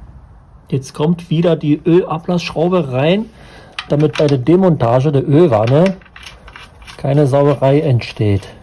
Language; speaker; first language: German; native; German